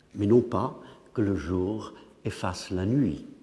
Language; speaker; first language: French; non-native, fluent; English